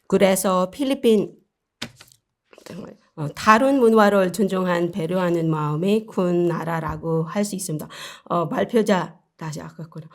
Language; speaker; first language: Korean; non-native, learner; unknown